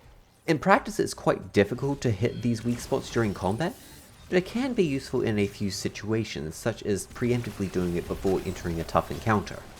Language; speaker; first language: English; native; English